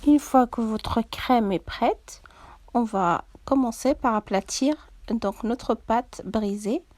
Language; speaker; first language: French; non-native, local second language; Arabic